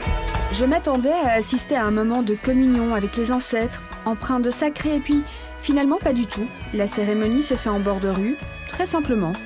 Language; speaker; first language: French; native; French